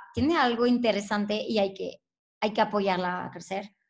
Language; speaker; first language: Spanish; native; Spanish